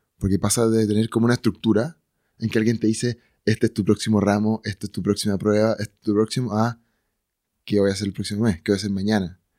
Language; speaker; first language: Spanish; native; Spanish